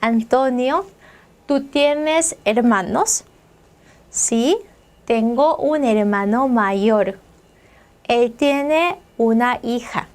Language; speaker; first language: Spanish; non-native, fluent; Korean